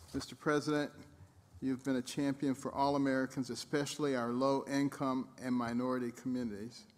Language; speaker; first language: English; native; English